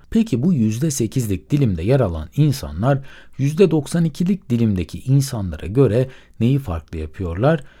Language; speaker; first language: Turkish; native; Turkish